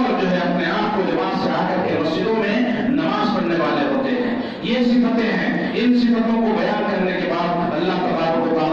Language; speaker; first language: Urdu; native; Urdu